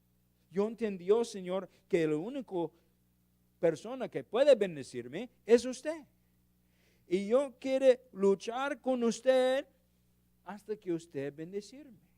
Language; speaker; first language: Spanish; non-native, learner; English